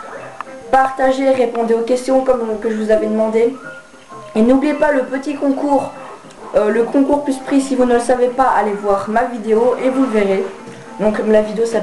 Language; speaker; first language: French; native; French